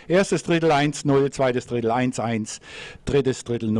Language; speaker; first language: German; native; German